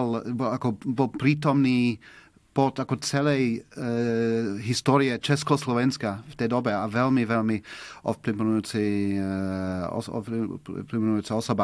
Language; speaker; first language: Slovak; non-native, fluent; English